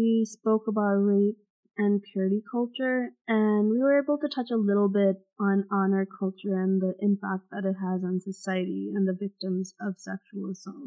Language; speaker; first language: English; non-native, local second language; Bangla